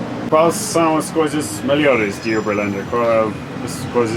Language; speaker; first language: Portuguese; non-native, learner; English